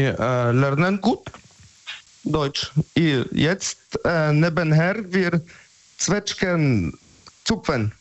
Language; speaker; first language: German; non-native, learner; Polish